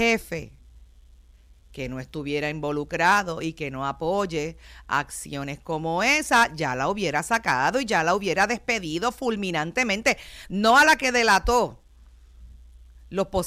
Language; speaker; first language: Spanish; native; Spanish